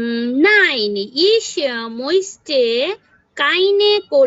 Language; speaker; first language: German; non-native, learner; Bangla